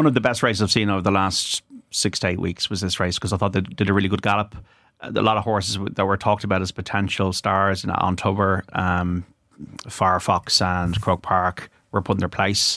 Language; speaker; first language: English; native; English